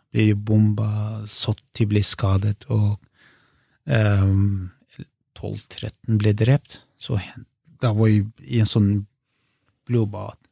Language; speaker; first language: Norwegian; non-native, fluent; Kurdish